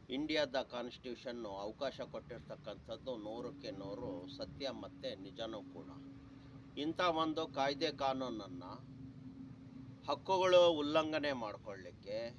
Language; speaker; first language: Kannada; native; Kannada